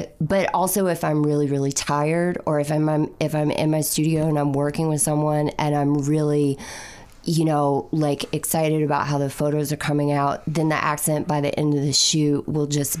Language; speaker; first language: English; native; English